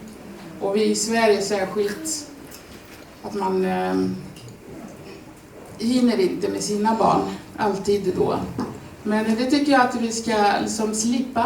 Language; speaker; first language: Swedish; non-native, fluent; Swahili